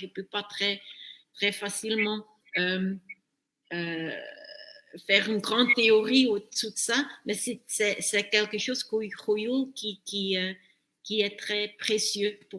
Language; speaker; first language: French; non-native, fluent; Dutch